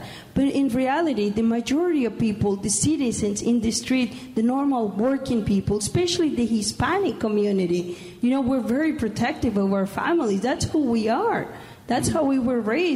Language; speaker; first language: English; non-native, fluent; Spanish